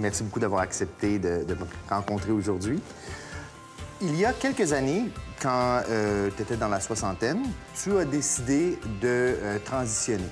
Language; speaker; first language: French; native; French